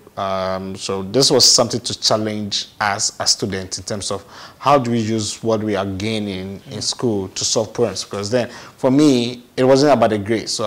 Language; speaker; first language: English; non-native, local second language; Akan